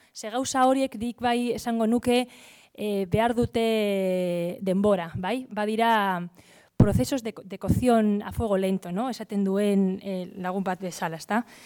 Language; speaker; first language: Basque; non-native, local second language; Spanish